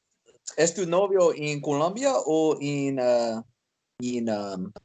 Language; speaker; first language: Spanish; non-native, learner; English